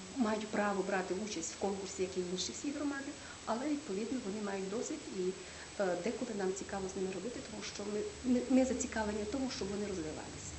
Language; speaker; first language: Ukrainian; native; Ukrainian